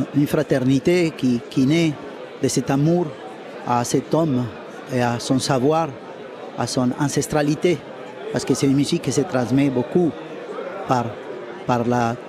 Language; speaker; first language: French; non-native, fluent; Spanish